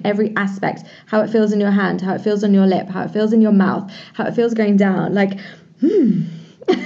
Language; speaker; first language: English; native; English